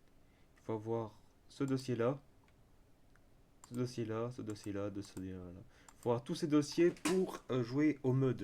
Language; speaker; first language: French; native; French